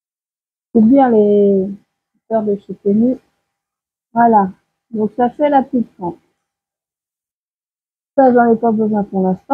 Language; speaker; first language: French; native; French